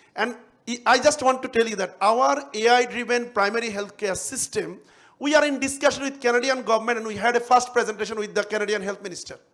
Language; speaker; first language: English; non-native, local second language; Bangla